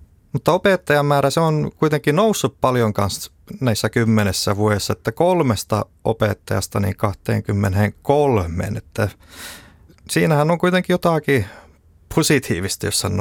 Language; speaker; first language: Finnish; native; Finnish